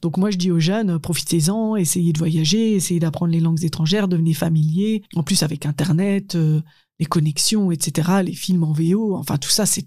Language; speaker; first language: French; native; French